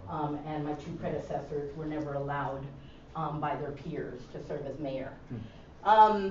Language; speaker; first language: English; early bilingual, other home language; Spanish